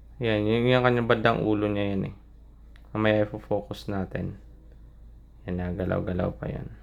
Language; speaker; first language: Filipino; native; Filipino